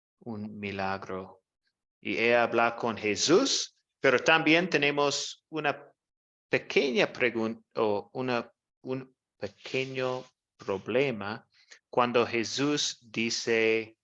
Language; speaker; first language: Spanish; non-native, fluent; English